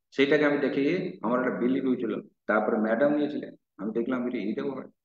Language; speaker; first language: Bangla; non-native, local second language; Odia